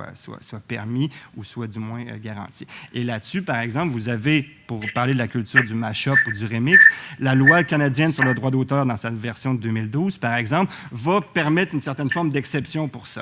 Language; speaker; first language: French; native; French